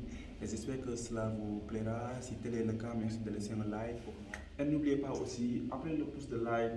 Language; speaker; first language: French; non-native, local second language; Wolof